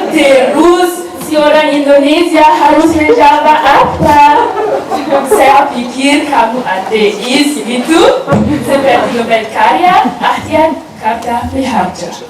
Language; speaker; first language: Indonesian; non-native, learner; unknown